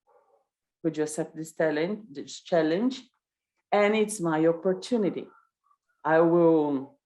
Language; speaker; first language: English; non-native, learner; Portuguese